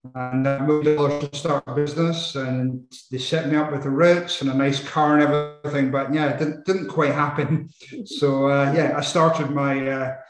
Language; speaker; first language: English; native; English